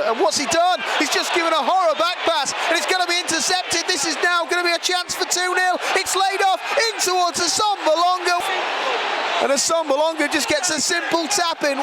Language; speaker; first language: English; native; English